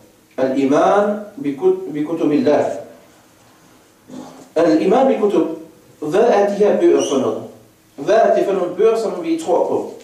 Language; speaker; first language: Danish; non-native, fluent; Arabic